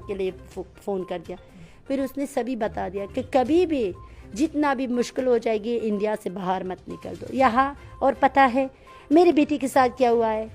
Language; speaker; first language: Hindi; non-native, fluent; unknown